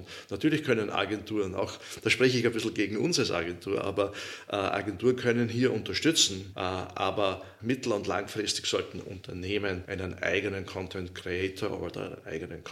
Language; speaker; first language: German; native; German